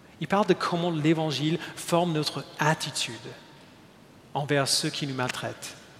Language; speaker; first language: French; non-native, fluent; English